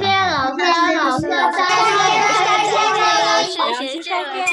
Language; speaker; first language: Chinese; non-native, learner; Indonesian